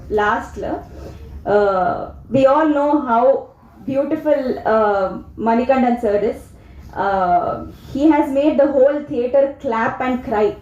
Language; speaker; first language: Tamil; non-native, learner; Telugu